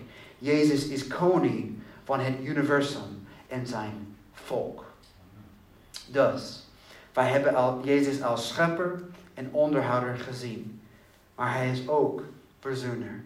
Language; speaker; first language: Dutch; non-native, learner; English